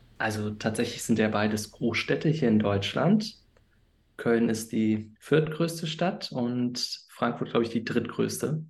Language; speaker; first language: German; native; German